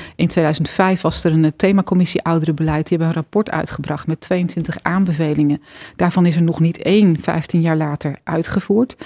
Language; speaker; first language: Dutch; native; Dutch